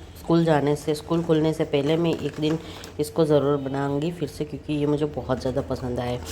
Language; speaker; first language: Hindi; non-native, local second language; Gujarati